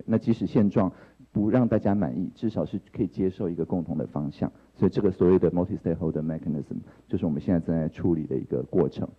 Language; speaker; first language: Chinese; native; Chinese